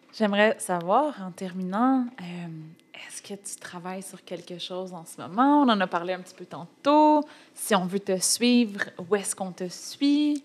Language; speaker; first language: French; native; French